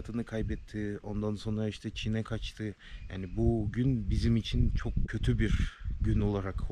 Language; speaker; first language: Turkish; non-native, fluent; Kyrgyz